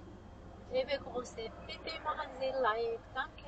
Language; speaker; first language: German; non-native, learner; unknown